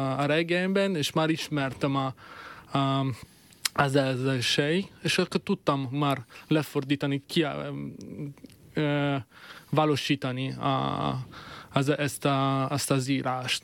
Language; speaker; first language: Hungarian; non-native, fluent; Italian